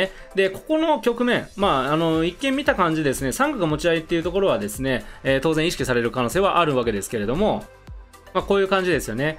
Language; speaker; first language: Japanese; native; Japanese